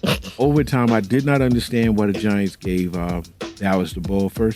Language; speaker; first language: English; native; English